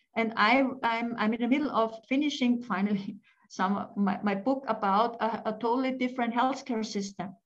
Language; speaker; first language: English; non-native, fluent; German